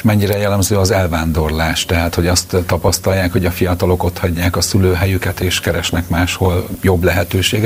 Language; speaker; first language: Hungarian; native; Hungarian